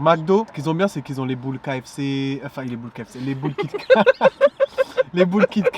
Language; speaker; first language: French; native; French